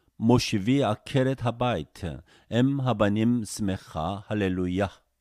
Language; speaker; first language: Hebrew; non-native, fluent; Korean